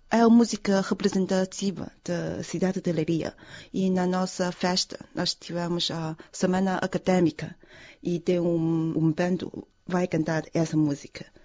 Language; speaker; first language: Portuguese; non-native, fluent; Chinese